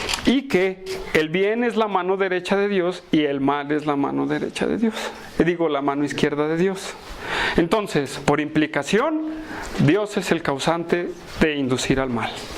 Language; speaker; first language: Spanish; native; Spanish